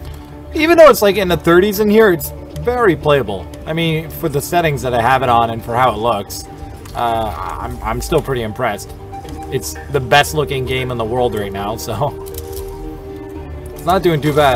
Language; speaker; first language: English; native; English